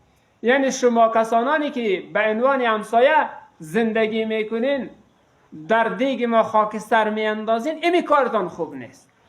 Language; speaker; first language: Persian; native; Persian